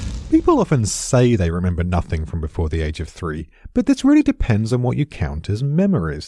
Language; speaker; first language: English; native; English